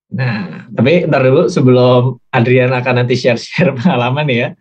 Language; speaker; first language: Indonesian; native; Indonesian